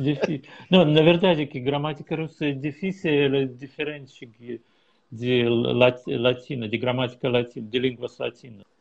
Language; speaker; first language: Portuguese; non-native, learner; Russian